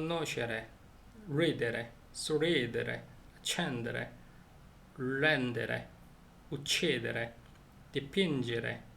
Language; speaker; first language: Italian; non-native, learner; Korean